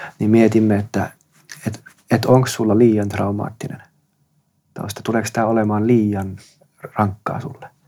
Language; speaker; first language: Finnish; non-native, local second language; Swedish